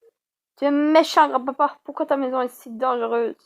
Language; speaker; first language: French; native; French